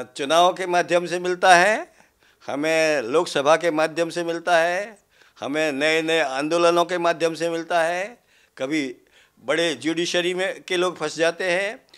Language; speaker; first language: Hindi; native; Hindi